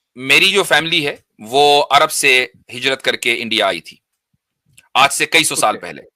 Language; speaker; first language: Hindi; native; Hindi